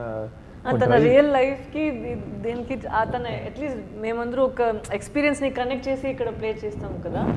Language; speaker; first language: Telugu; non-native, local second language; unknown